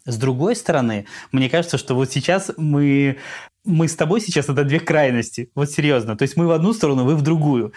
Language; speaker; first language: Russian; native; Russian